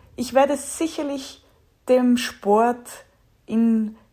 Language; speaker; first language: German; native; German